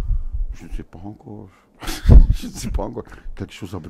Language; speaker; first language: French; non-native, local second language; Dutch